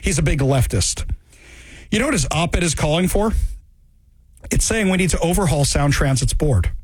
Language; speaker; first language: English; native; English